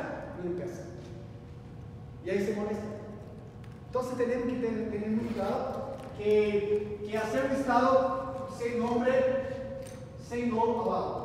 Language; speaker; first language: Spanish; non-native, learner; Portuguese